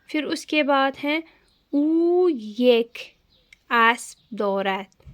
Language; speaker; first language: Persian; non-native, learner; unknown